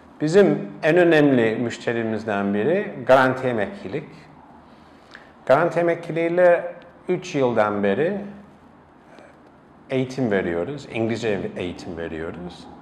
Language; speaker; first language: Turkish; non-native, fluent; English